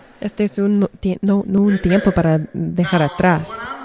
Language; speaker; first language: Spanish; non-native, learner; English